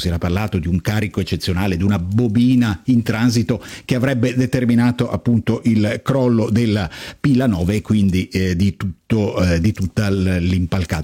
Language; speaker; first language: Italian; native; Italian